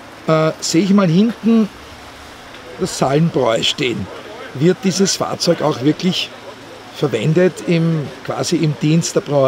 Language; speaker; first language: German; native; German